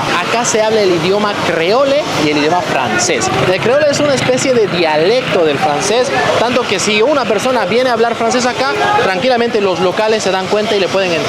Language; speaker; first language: Spanish; native; Spanish